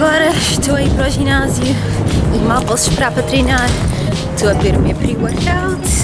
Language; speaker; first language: Portuguese; early bilingual, heritage; Portuguese